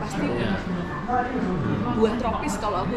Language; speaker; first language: Indonesian; native; Indonesian